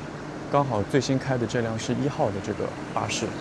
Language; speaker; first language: Chinese; native; Chinese